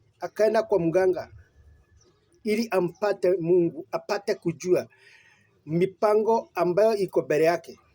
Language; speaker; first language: Swahili; non-native, local second language; Kikuyu